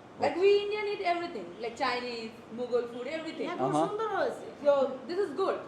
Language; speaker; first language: English; non-native, local second language; Bangla